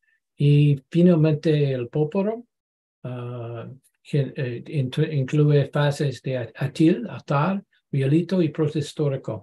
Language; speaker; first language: Spanish; non-native, learner; English